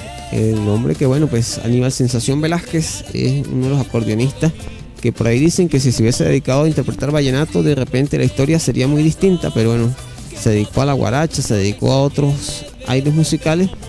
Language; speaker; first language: Spanish; native; Spanish